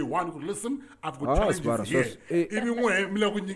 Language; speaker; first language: English; non-native, local second language; Tsonga